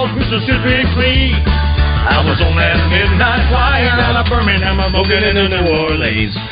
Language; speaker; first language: English; native; English